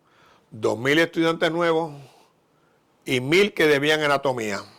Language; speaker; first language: Spanish; native; Spanish